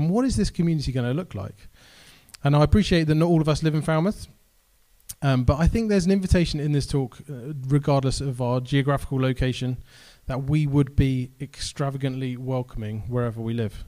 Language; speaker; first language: English; native; English